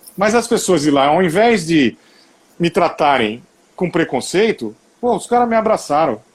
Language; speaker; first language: Portuguese; native; Portuguese